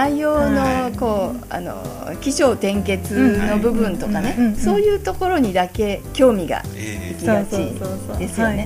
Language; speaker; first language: Japanese; native; Japanese